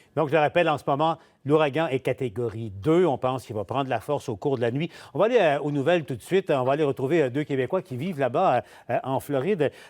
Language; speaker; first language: French; native; French